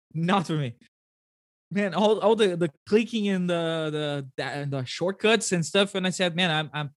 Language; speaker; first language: English; non-native, fluent; Portuguese